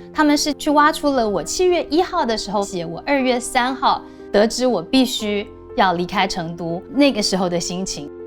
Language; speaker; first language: Chinese; native; Chinese